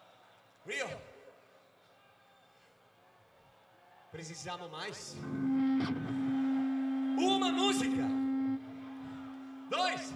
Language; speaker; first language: Portuguese; non-native, learner; Italian